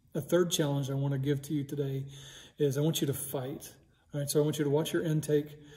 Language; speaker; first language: English; native; English